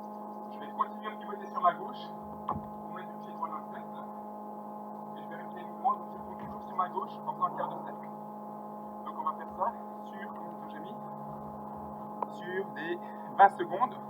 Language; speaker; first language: French; native; French